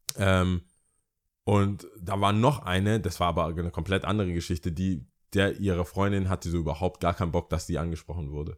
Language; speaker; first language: German; early bilingual, other home language; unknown